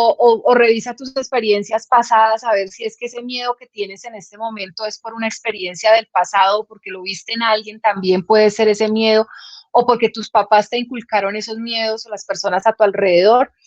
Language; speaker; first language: Spanish; native; Spanish